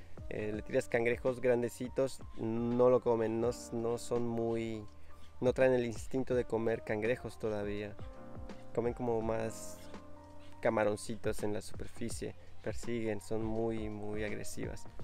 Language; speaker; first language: Spanish; native; Spanish